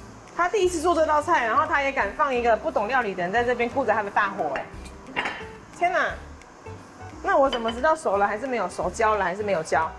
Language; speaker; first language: Chinese; native; Chinese